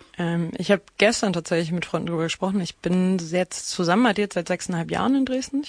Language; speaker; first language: German; native; German